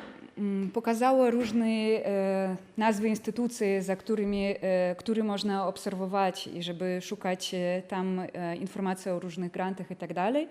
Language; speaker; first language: Polish; non-native, fluent; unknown